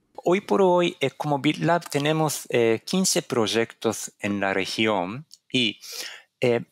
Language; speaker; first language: Spanish; non-native, fluent; Japanese